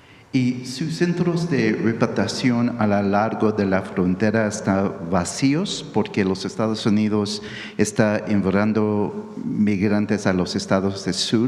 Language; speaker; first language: Spanish; early bilingual, heritage; English